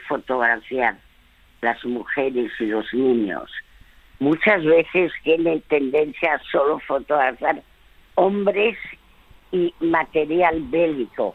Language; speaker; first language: Spanish; early bilingual, other home language; French